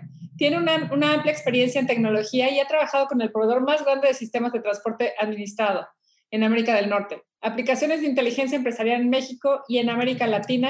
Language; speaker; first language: Spanish; native; Spanish